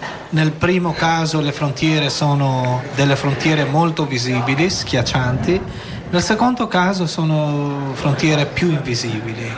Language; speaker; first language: Italian; non-native, fluent; Albanian